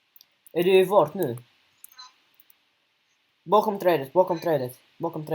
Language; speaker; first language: Swedish; early bilingual, other home language; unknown